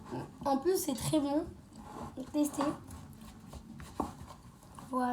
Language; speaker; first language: French; native; French